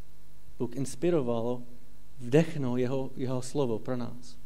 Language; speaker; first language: Czech; non-native, fluent; English